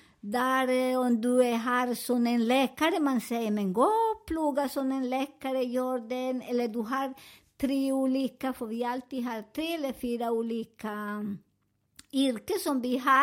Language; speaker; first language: Swedish; non-native, learner; Spanish